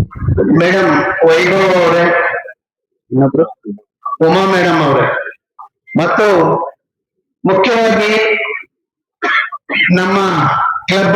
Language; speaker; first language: Kannada; native; Kannada